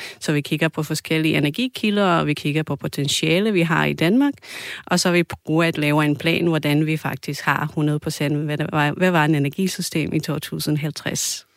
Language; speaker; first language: Danish; non-native, fluent; Croatian